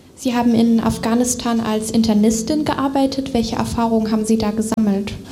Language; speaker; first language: German; native; German